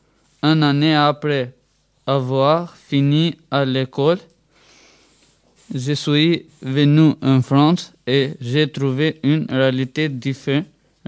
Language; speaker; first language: French; non-native, learner; Albanian